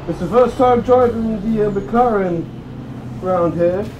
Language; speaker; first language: English; native; English